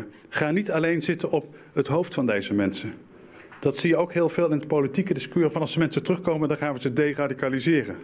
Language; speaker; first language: Dutch; native; Dutch